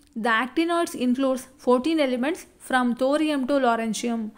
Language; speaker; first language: English; non-native, local second language; Kannada